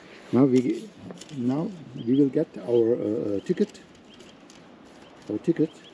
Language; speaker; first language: English; non-native, learner; Turkish